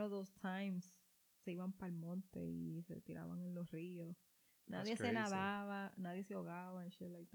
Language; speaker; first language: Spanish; early bilingual, heritage; Spanish